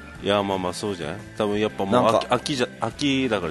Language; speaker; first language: Japanese; native; Japanese